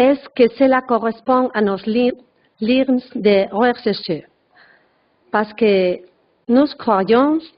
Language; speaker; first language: French; non-native, learner; Spanish